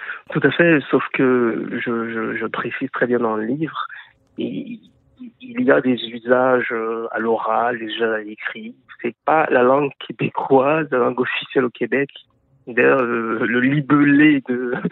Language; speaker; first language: French; non-native, local second language; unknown